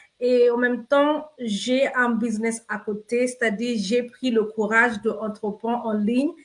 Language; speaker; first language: French; non-native, fluent; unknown